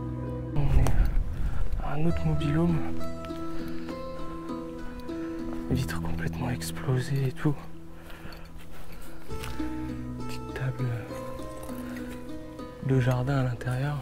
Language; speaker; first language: French; native; French